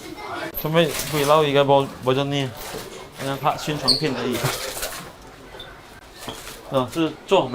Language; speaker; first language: Chinese; native; Chinese